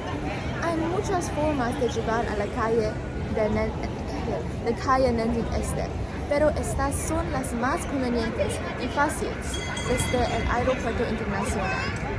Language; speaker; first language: Spanish; non-native, learner; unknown